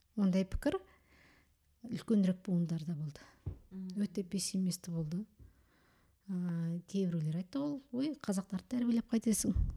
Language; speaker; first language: Kazakh; early bilingual, heritage; Kazakh